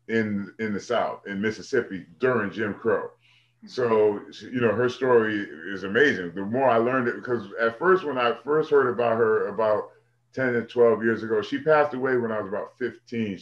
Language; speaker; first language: English; native; English